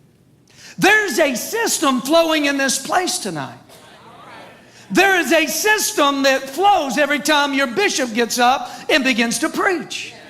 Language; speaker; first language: English; native; English